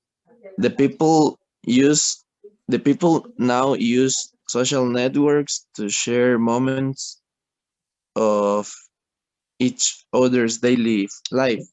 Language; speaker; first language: English; non-native, learner; Spanish